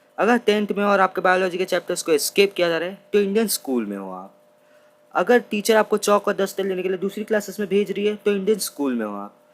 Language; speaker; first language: Hindi; non-native, local second language; Marathi